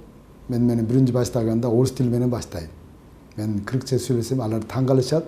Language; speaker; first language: Kyrgyz; non-native, fluent; Korean